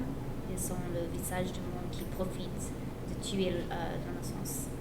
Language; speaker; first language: French; non-native, learner; English